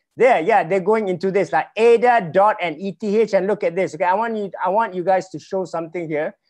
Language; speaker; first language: English; non-native, local second language; Malay